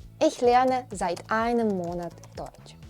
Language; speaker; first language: German; non-native, fluent; Ukrainian